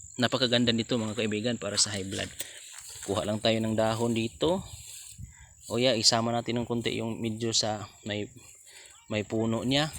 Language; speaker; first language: Filipino; non-native, local second language; Cebuano